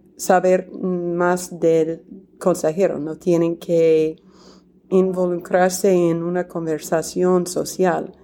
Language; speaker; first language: Spanish; non-native, fluent; English